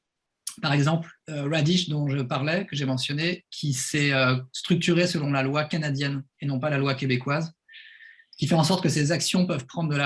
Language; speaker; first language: French; native; French